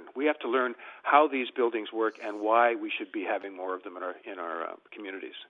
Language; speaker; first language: English; native; English